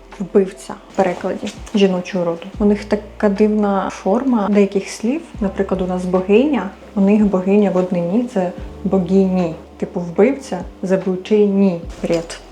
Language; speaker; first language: Ukrainian; native; Ukrainian